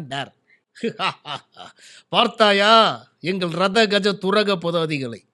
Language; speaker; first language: Tamil; native; Tamil